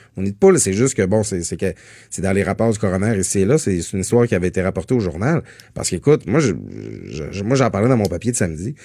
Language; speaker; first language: French; native; French